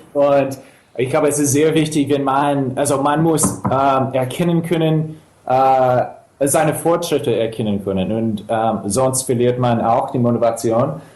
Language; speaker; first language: German; non-native, fluent; English